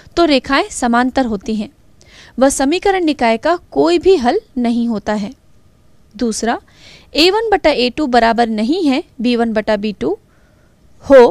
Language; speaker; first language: Hindi; native; Hindi